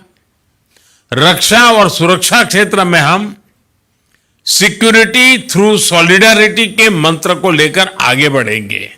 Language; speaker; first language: Hindi; non-native, local second language; Gujarati